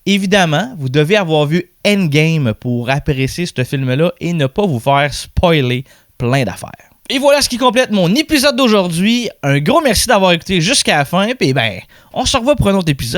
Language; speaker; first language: French; native; French